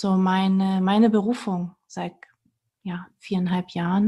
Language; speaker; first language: German; early bilingual, other home language; Portuguese